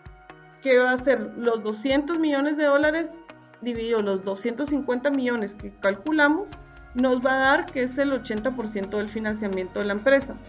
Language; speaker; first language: Spanish; native; Spanish